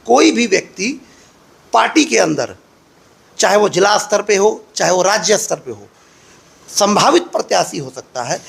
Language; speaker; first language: Hindi; native; Hindi